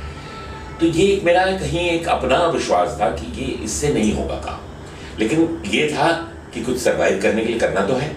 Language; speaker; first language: Hindi; native; Hindi